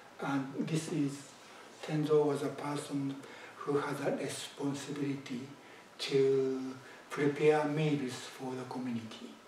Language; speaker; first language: English; non-native, fluent; Japanese